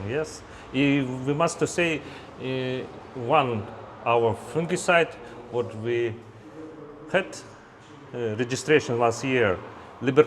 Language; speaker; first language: English; non-native, learner; Russian